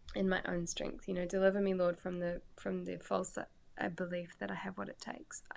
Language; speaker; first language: English; native; English